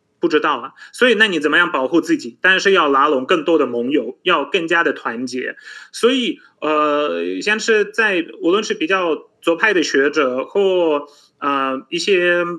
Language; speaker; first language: Chinese; non-native, fluent; Polish